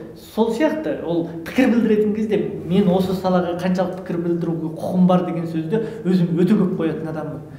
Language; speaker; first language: Kazakh; native; Kazakh